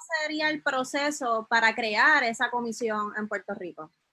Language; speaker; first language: Spanish; native; Spanish